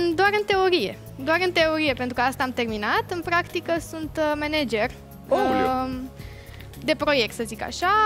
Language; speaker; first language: Romanian; native; Romanian